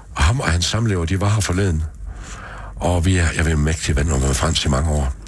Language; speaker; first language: Danish; native; Danish